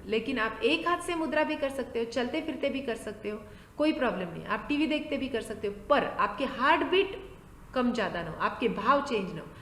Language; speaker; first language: Hindi; non-native, local second language; Marathi